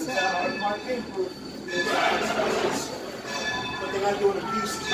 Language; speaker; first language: English; native; English